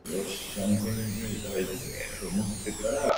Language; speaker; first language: Japanese; native; Japanese